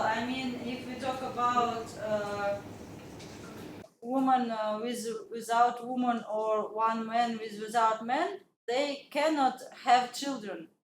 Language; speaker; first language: English; non-native, learner; Russian